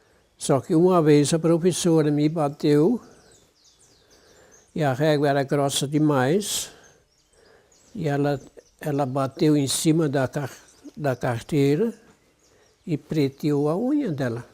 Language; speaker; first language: Portuguese; non-native, local second language; German